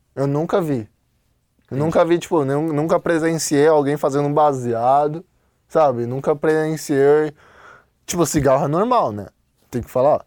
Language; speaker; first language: Portuguese; non-native, fluent; Chinese